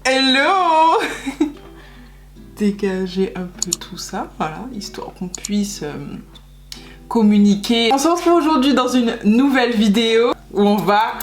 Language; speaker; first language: French; native; French